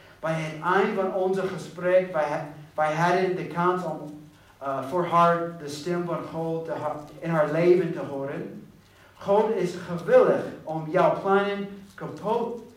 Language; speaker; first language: Dutch; non-native, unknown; English